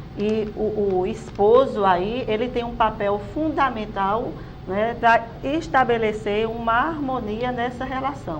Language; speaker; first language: Portuguese; native; Portuguese